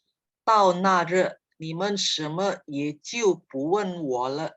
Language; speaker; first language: Chinese; non-native, learner; Indonesian